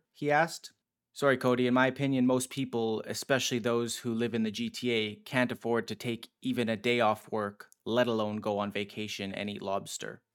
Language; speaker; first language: English; native; English